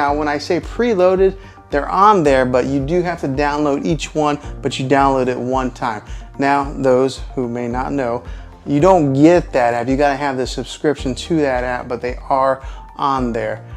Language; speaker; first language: English; native; English